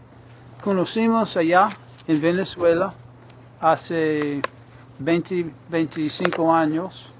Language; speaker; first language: Spanish; non-native, fluent; English